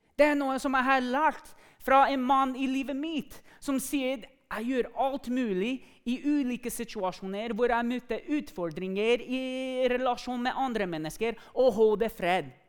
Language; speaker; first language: Norwegian; non-native, fluent; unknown